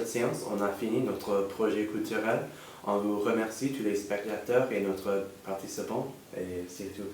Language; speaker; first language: French; non-native, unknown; English